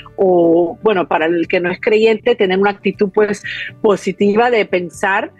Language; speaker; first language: Spanish; native; Spanish